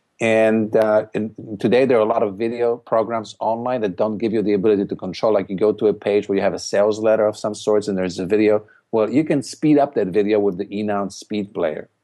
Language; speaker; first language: English; non-native, fluent; Polish